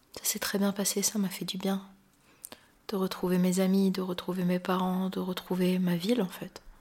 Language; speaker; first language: French; native; French